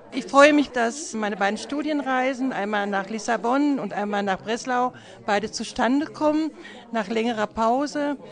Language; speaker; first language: German; native; German